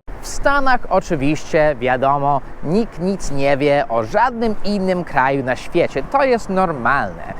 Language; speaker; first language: Polish; non-native, fluent; English